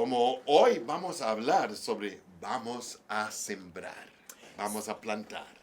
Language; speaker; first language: Spanish; non-native, learner; English